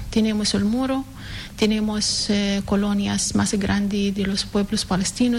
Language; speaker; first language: Spanish; non-native, learner; Arabic